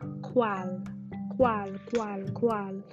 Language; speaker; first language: Spanish; non-native, fluent; English